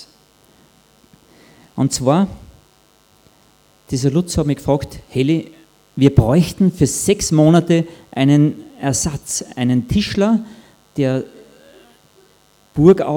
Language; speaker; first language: German; native; German